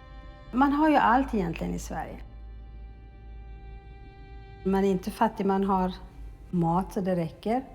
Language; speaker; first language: Swedish; early bilingual, other home language; Amharic